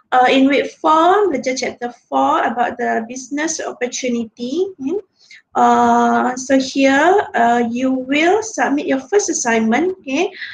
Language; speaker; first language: English; non-native, local second language; Malay